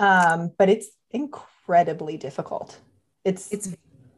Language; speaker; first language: English; native; English